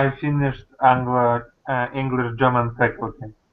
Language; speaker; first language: English; non-native, learner; Russian